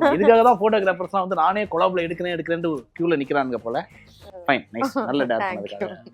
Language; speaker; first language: Tamil; native; Tamil